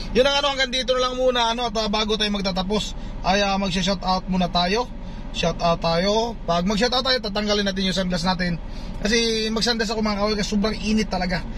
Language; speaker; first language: Filipino; non-native, local second language; Cebuano